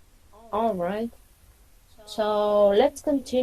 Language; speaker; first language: English; non-native, fluent; Spanish